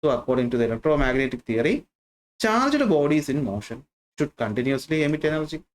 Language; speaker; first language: English; non-native, local second language; Malayalam